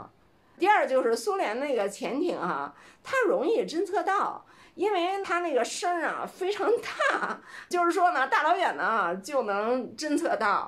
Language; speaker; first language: Chinese; native; Chinese